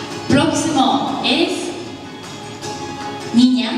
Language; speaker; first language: Spanish; non-native, learner; Japanese